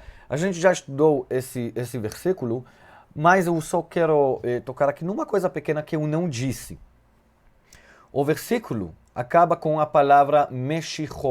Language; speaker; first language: Portuguese; non-native, fluent; Hebrew